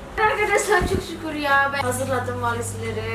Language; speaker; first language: Turkish; non-native, learner; Indonesian